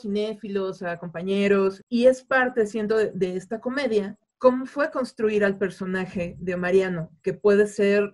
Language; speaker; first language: Spanish; native; Spanish